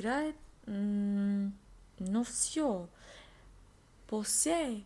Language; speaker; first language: Russian; non-native, learner; English